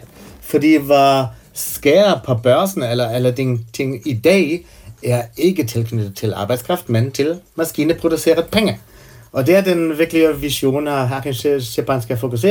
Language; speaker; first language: Danish; non-native, fluent; German